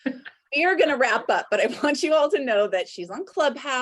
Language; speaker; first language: English; native; English